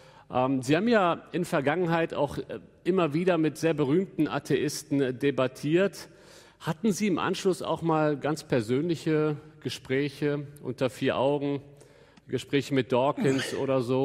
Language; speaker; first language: German; native; German